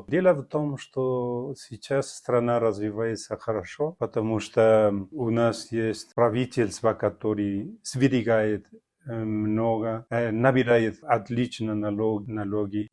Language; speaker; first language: Russian; non-native, fluent; Spanish